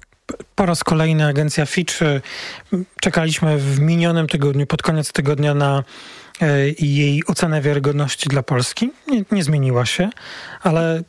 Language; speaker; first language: Polish; native; Polish